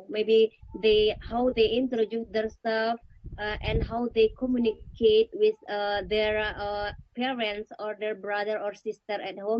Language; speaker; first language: English; non-native, learner; Indonesian